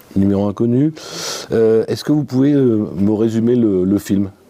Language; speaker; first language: French; native; French